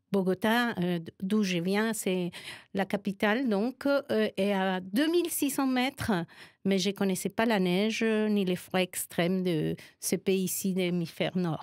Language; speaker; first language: French; non-native, fluent; Spanish